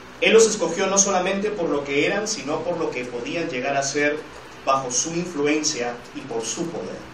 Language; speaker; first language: Spanish; native; Spanish